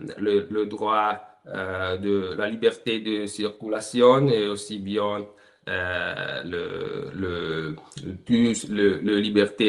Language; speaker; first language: French; non-native, learner; Italian